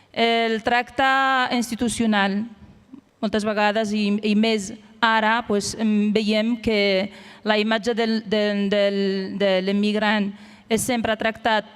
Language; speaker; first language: Catalan; non-native, fluent; Arabic